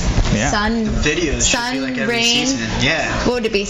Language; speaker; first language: English; native; English